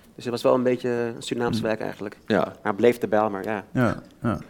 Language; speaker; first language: Dutch; native; Dutch